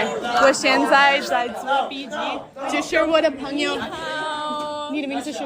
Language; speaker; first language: Chinese; non-native, learner; English